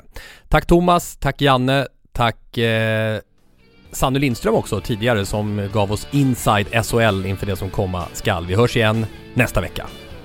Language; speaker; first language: Swedish; native; Swedish